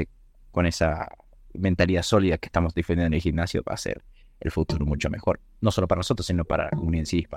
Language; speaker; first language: Spanish; native; Spanish